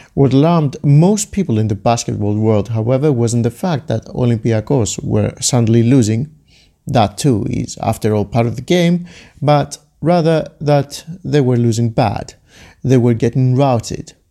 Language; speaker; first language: English; non-native, fluent; Greek